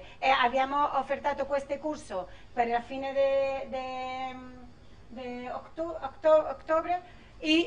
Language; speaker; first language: Italian; non-native, learner; Spanish